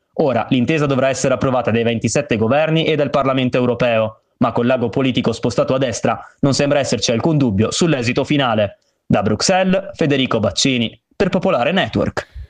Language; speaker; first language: Italian; native; Italian